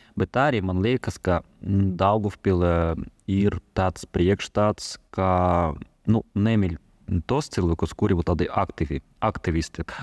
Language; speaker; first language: Latvian; non-native, local second language; Russian